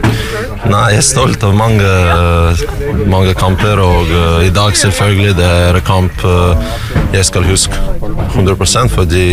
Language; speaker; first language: Norwegian; non-native, learner; Russian